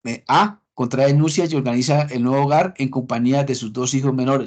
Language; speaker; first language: Spanish; native; Spanish